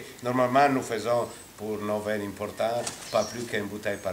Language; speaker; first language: French; non-native, fluent; Italian